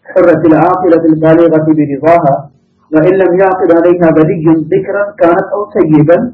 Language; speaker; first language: Urdu; native; Urdu